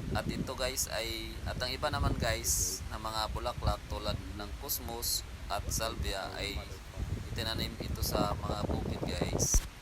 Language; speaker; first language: Filipino; native; Filipino